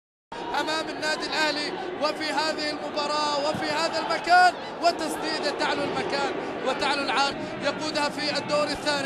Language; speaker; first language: Arabic; native; Arabic